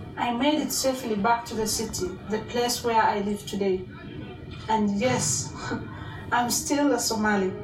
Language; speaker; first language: English; non-native, fluent; Somali